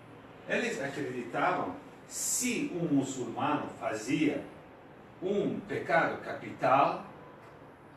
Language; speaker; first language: Portuguese; non-native, fluent; Persian